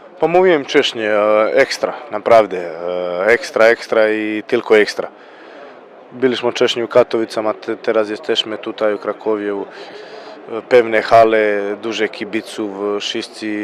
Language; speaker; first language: Polish; non-native, learner; Croatian